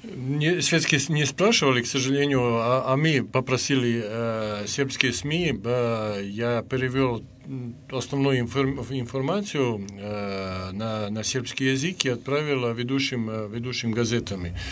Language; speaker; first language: Russian; non-native, fluent; Serbian